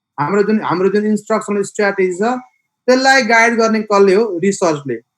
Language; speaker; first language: Nepali; native; Nepali